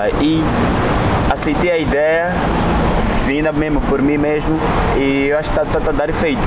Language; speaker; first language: Portuguese; non-native, local second language; Tsonga